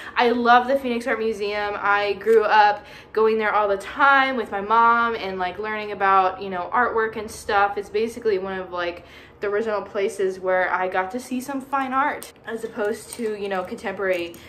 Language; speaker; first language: English; native; English